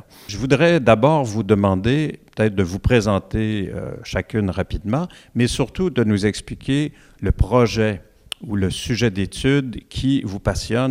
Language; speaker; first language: French; native; French